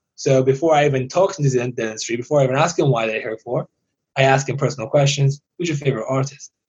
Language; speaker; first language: English; early bilingual, other home language; Persian